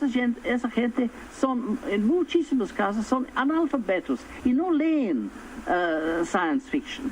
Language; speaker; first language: Spanish; non-native, fluent; English